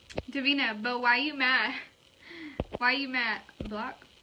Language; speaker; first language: English; early bilingual, other home language; Spanish